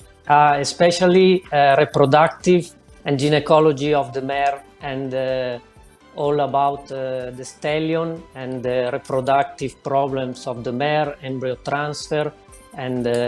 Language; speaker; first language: English; non-native, learner; Italian